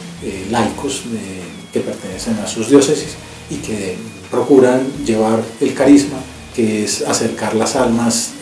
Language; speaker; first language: Spanish; native; Spanish